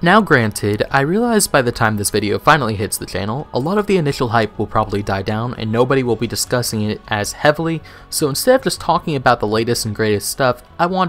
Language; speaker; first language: English; native; English